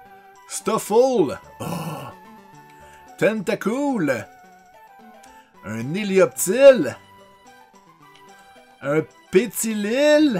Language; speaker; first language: French; native; French